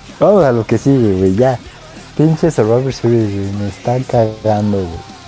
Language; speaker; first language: Spanish; native; Spanish